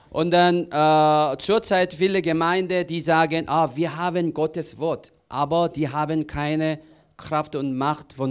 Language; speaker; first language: German; non-native, learner; Korean